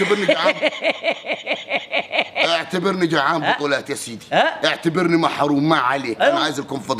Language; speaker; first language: Arabic; native; Arabic